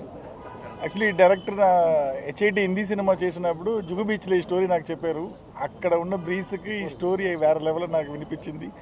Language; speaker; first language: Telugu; non-native, learner; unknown